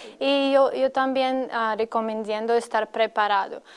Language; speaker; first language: Spanish; non-native, learner; Latvian